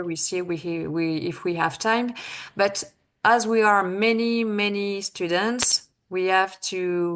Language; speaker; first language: English; non-native, fluent; French